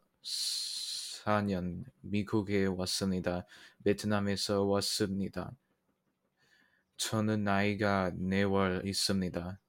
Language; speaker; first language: Korean; non-native, learner; Vietnamese